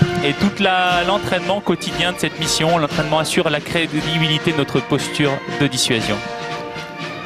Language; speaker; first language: French; native; French